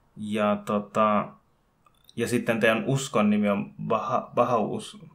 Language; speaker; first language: Finnish; early bilingual, other home language; Bangla